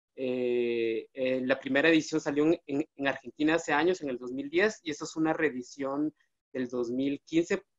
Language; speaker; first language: Spanish; native; Spanish